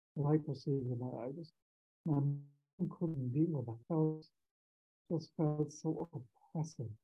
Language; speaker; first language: English; native; English